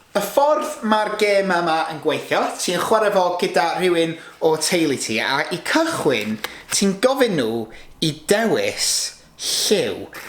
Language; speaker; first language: Welsh; non-native, local second language; English